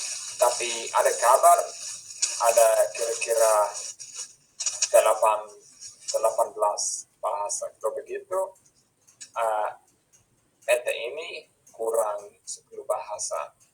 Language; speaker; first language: Indonesian; non-native, fluent; English